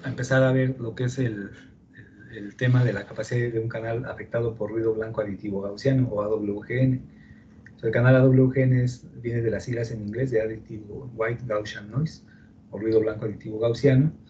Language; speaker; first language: Spanish; native; Spanish